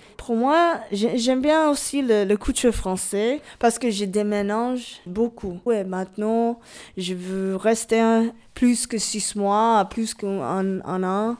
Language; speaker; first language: French; non-native, learner; English